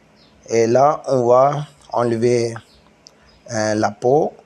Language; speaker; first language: French; non-native, learner; Tamil